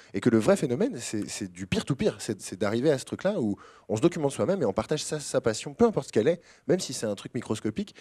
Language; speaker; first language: French; native; French